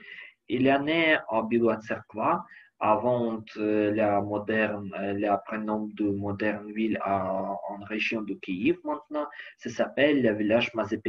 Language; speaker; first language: French; non-native, learner; Ukrainian